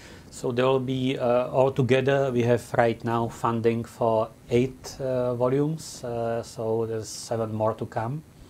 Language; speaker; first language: English; non-native, fluent; Czech